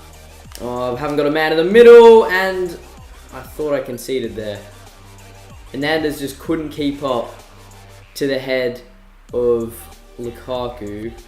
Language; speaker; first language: English; native; English